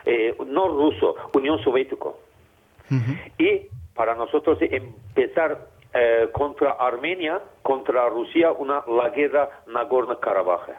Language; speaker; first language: Spanish; non-native, learner; Azerbaijani